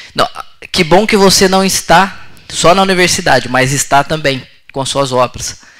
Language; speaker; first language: Portuguese; native; Portuguese